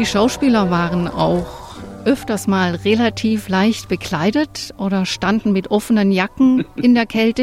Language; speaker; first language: German; native; German